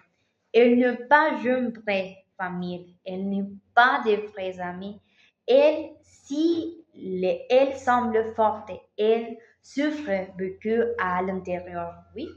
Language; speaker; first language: French; non-native, learner; Spanish